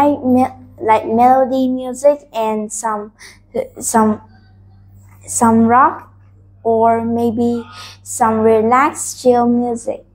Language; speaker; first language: English; non-native, learner; Vietnamese